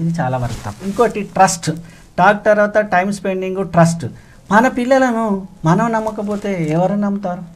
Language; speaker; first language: Telugu; native; Telugu